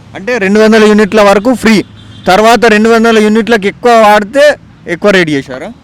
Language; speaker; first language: Telugu; native; Telugu